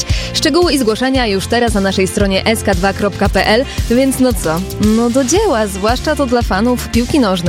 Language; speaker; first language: Polish; native; Polish